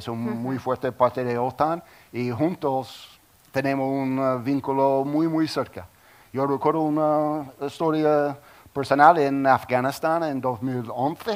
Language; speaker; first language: Spanish; non-native, learner; English